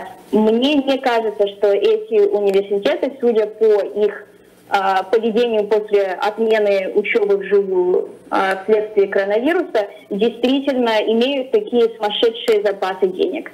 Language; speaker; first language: Russian; early bilingual, other home language; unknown